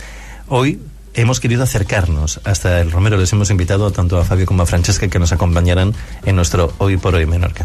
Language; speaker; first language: Spanish; native; Spanish